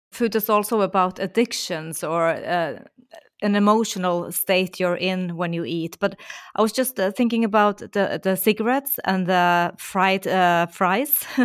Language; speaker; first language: English; non-native, fluent; Norwegian